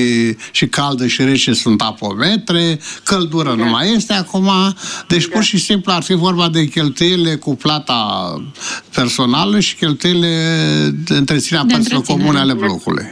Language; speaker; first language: Romanian; native; Romanian